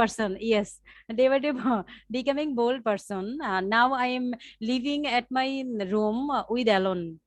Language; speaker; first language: English; non-native, learner; Bangla